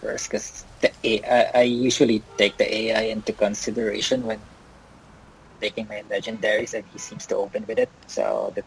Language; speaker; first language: English; non-native, local second language; Filipino